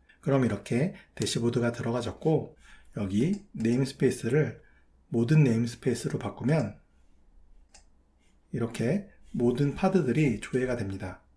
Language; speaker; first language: Korean; native; Korean